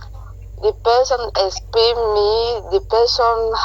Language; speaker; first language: English; non-native, learner; French